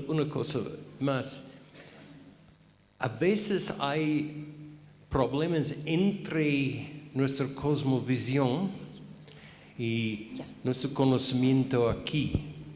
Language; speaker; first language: Spanish; non-native, fluent; English